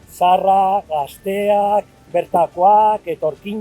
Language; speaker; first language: Basque; non-native, fluent; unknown